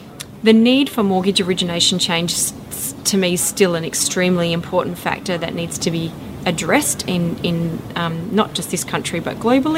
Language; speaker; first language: English; native; English